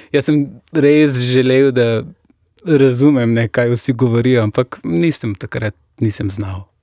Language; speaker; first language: Slovenian; non-native, fluent; Persian